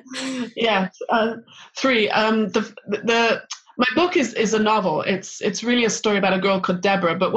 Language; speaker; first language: English; native; English